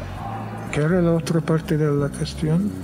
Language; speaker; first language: Spanish; non-native, fluent; English